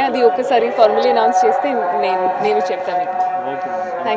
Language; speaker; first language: Telugu; non-native, learner; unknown